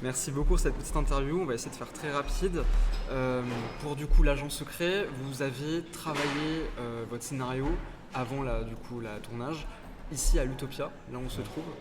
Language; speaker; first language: French; native; French